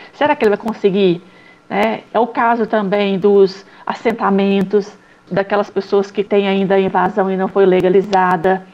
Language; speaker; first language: Portuguese; native; Portuguese